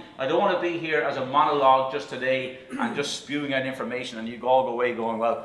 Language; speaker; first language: English; native; English